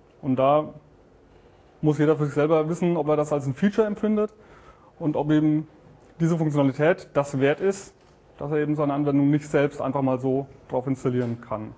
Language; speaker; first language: German; native; German